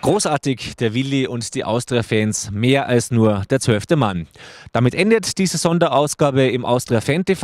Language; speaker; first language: German; native; German